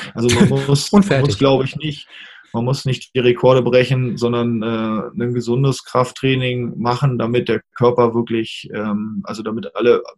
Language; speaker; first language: German; native; German